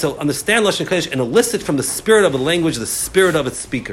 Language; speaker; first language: English; native; English